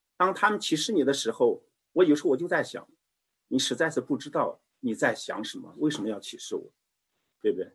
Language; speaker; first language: Chinese; native; Chinese